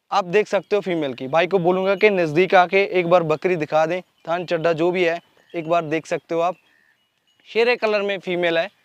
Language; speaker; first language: Hindi; non-native, local second language; Punjabi